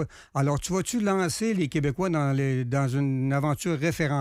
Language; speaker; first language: French; native; French